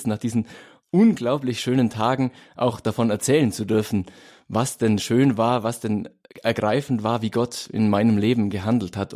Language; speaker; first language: German; native; German